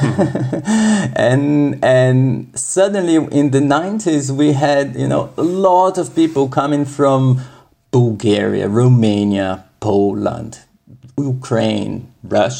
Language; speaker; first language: English; non-native, fluent; Portuguese